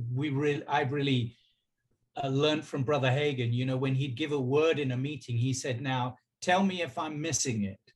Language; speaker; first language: English; native; English